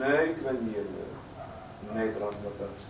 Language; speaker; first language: Dutch; non-native, learner; Arabic